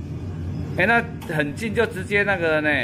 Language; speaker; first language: Chinese; native; Chinese